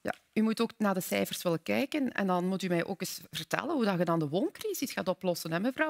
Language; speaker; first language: Dutch; native; Dutch